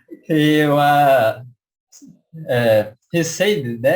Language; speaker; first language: English; non-native, learner; Portuguese